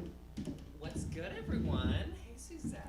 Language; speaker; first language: English; native; English